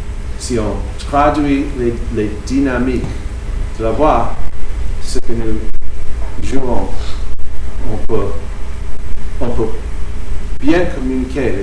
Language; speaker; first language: French; non-native, fluent; English